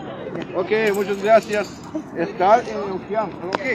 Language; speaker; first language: Spanish; non-native, learner; Bulgarian